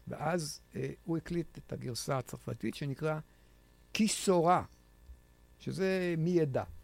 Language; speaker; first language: Hebrew; native; Hebrew